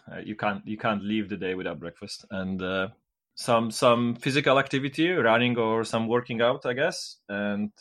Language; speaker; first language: English; non-native, fluent; Polish